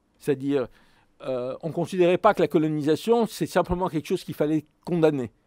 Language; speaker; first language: French; native; French